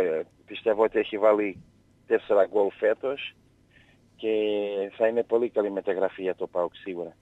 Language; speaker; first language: Greek; non-native, learner; Portuguese